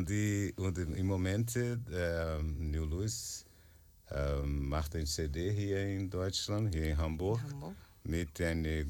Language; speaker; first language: German; non-native, learner; Portuguese